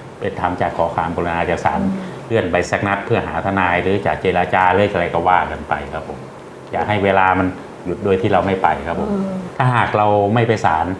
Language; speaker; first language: Thai; native; Thai